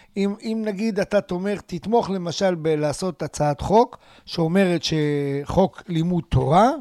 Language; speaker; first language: Hebrew; native; Hebrew